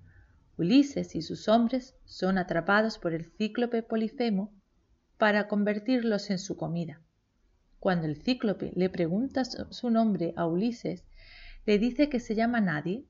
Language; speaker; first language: Spanish; native; Spanish